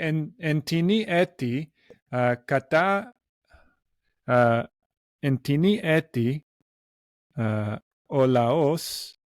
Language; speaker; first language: Greek; non-native, learner; English